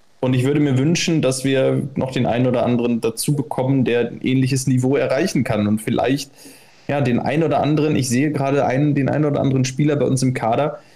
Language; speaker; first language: German; native; German